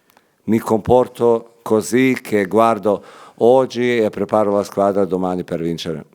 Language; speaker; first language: Italian; non-native, fluent; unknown